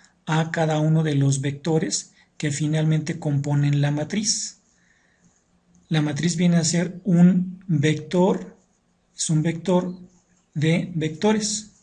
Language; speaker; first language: Spanish; native; Spanish